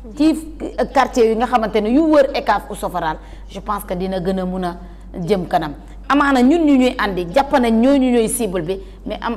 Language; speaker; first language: Wolof; non-native, local second language; Jola-Fonyi